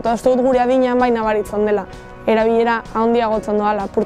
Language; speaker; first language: Basque; non-native, local second language; Spanish